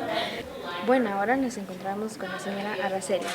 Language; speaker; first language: Spanish; early bilingual, heritage; Spanish